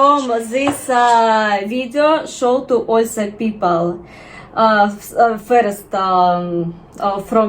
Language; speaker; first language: English; non-native, learner; Russian